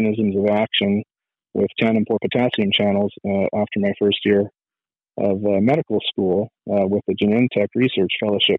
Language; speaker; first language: English; native; English